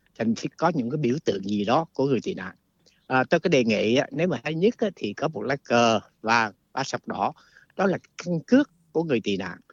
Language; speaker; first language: Vietnamese; native; Vietnamese